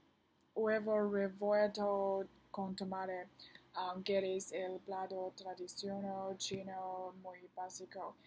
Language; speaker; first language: Spanish; non-native, learner; Chinese